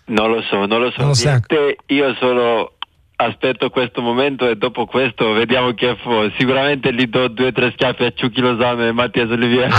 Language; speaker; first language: Italian; non-native, fluent; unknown